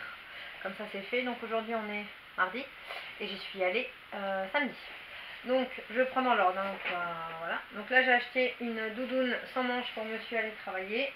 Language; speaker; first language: French; native; French